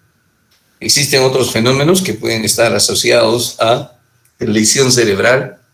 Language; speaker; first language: Spanish; native; Spanish